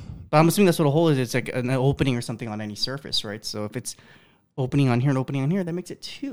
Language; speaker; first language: English; early bilingual, other home language; Korean